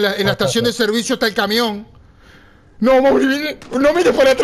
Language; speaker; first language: Spanish; native; Spanish